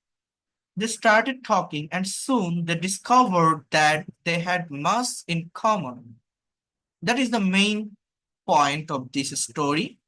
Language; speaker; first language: English; non-native, fluent; Bangla